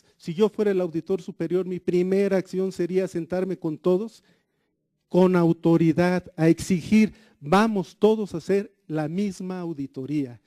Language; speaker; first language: Spanish; native; Spanish